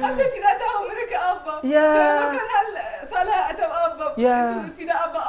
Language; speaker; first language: Indonesian; non-native, learner; Arabic